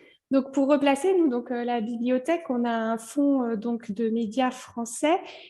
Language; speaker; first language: French; native; French